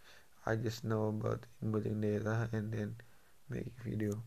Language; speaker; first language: English; non-native, learner; Indonesian